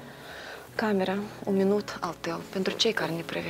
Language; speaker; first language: Romanian; native; Romanian